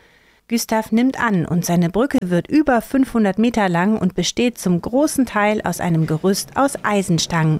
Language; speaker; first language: German; native; German